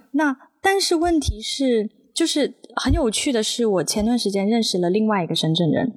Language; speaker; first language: Chinese; native; Chinese